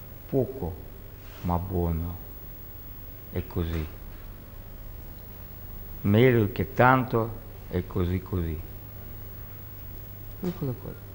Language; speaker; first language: Italian; non-native, learner; Russian